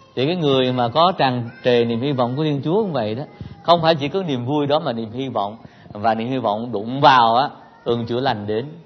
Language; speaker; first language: Vietnamese; native; Vietnamese